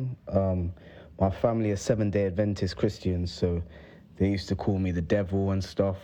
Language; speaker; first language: English; native; English